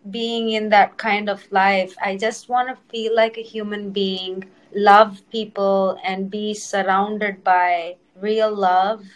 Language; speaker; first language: English; non-native, local second language; Telugu